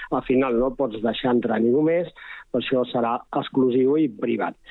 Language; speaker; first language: Catalan; native; Catalan